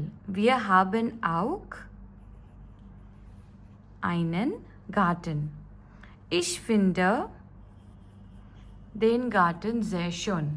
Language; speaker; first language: German; non-native, fluent; Gujarati